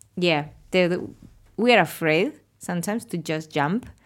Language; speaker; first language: English; non-native, fluent; Spanish